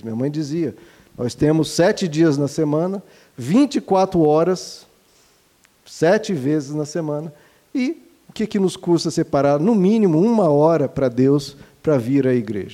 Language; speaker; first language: Portuguese; native; Portuguese